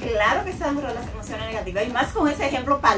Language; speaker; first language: Spanish; native; Spanish